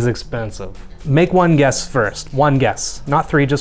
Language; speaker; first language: English; native; English